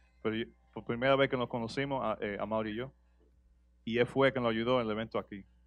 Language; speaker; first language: Spanish; early bilingual, heritage; Spanish